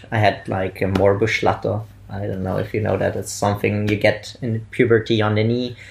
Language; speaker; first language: English; non-native, fluent; Italian